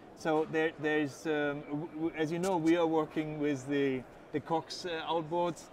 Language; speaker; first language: English; non-native, fluent; German